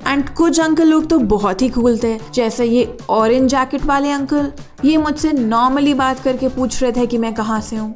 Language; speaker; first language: Hindi; native; Hindi